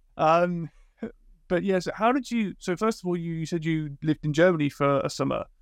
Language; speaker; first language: English; native; English